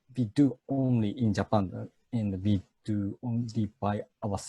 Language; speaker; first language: English; non-native, fluent; Japanese